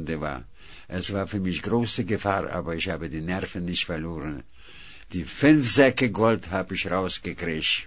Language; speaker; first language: German; non-native, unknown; Russian